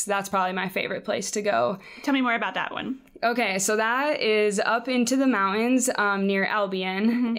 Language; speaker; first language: English; native; English